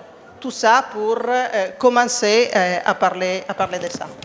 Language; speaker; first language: French; non-native, fluent; Italian